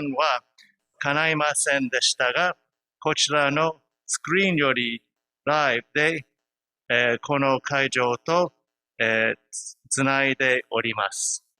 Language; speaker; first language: Japanese; non-native, fluent; English